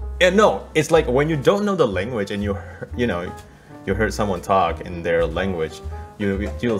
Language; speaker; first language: English; non-native, fluent; Indonesian